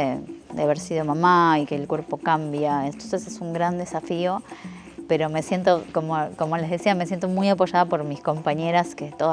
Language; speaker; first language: Spanish; native; Spanish